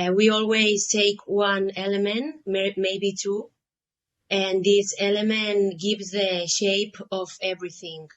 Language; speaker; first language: English; non-native, fluent; Catalan